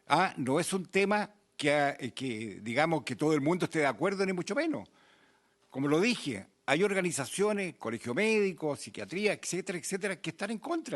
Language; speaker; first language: Spanish; native; Spanish